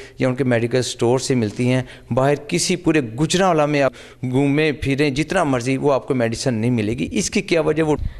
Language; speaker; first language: Urdu; non-native, local second language; Punjabi